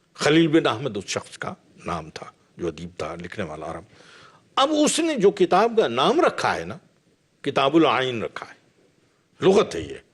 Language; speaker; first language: Urdu; non-native, local second language; Punjabi